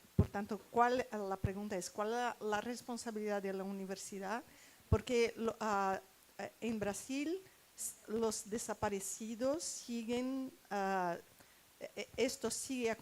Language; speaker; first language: Spanish; non-native, fluent; Portuguese